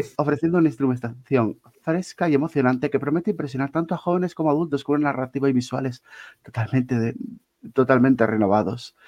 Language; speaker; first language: Spanish; native; Spanish